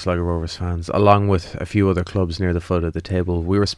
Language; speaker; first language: English; native; English